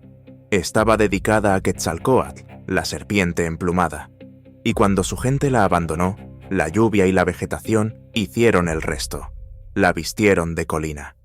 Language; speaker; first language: Spanish; native; Spanish